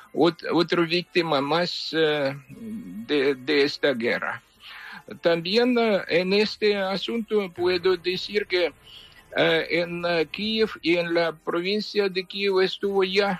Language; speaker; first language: Spanish; non-native, fluent; Ukrainian